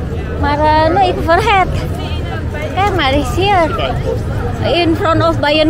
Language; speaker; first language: Dutch; non-native, learner; Indonesian